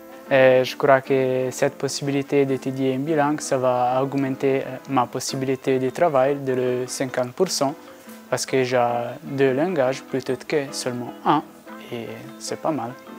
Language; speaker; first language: French; non-native, local second language; Italian